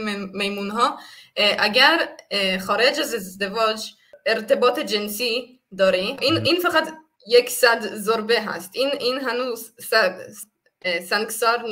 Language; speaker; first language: Persian; non-native, fluent; Hebrew